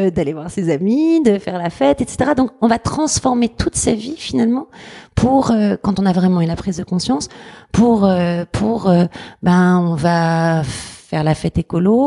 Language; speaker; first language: French; native; French